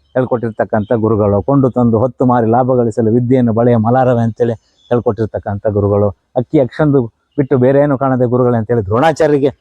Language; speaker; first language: Kannada; non-native, local second language; Telugu